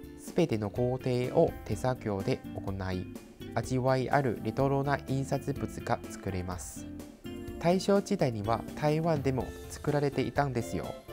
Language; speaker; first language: Japanese; non-native, fluent; Chinese